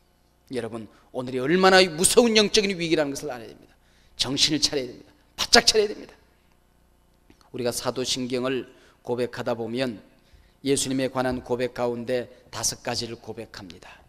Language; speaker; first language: Korean; native; Korean